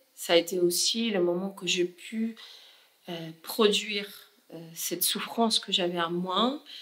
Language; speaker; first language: French; non-native, fluent; Spanish